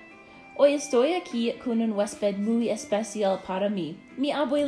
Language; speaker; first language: Spanish; non-native, learner; English